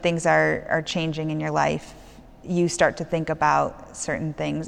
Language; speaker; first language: English; native; English